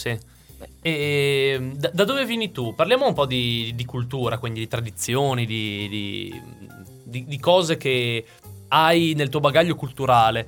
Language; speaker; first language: Italian; native; Italian